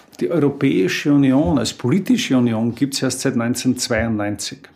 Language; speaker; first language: German; native; German